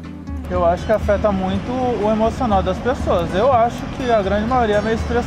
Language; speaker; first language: Portuguese; native; Portuguese